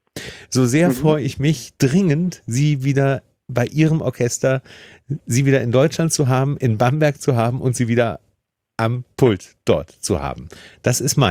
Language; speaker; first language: German; native; German